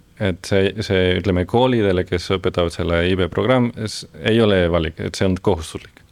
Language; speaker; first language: Estonian; non-native, fluent; Spanish